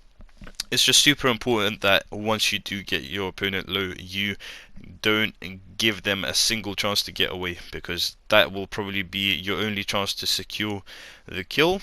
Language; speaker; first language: English; native; English